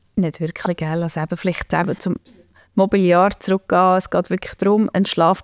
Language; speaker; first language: German; native; German